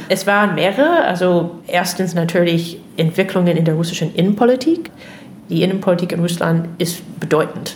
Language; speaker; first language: German; non-native, fluent; English